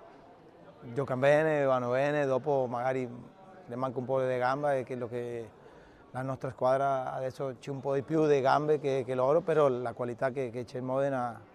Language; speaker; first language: Italian; non-native, fluent; Spanish